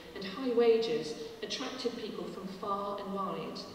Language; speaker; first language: English; native; English